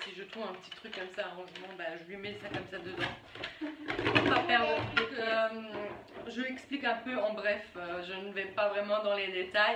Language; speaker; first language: French; native; French